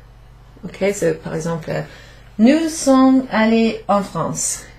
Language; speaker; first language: French; non-native, fluent; English